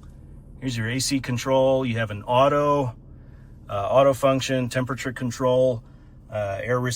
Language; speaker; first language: English; native; English